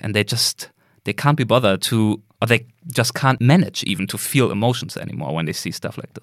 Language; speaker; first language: English; non-native, fluent; German